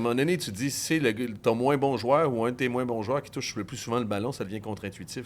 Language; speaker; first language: French; native; French